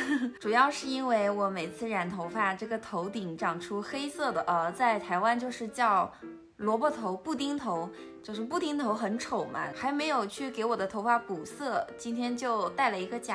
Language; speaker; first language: Chinese; native; Chinese